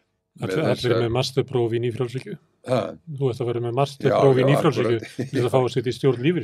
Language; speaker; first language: Icelandic; native; Icelandic